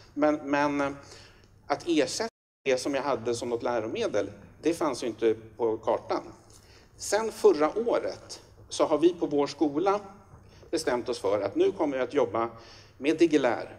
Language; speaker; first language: Swedish; native; Swedish